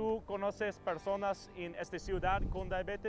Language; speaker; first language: Spanish; non-native, learner; English